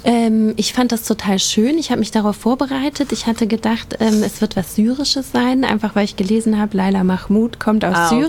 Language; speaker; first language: German; native; German